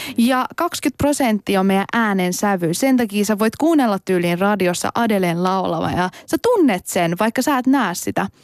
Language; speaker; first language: Finnish; early bilingual, other home language; Persian